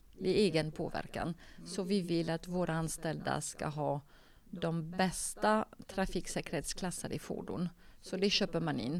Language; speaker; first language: Swedish; non-native, fluent; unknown